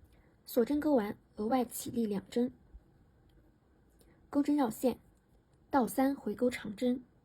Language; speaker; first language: Chinese; native; Chinese